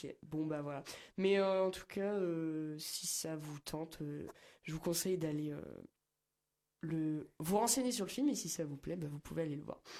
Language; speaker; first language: French; native; French